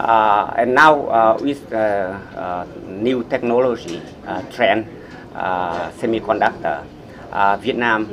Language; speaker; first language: English; non-native, fluent; Vietnamese